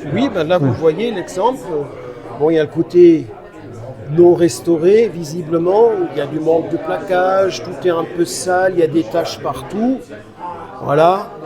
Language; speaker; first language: French; non-native, fluent; German